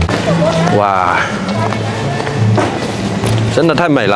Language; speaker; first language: Chinese; non-native, learner; Vietnamese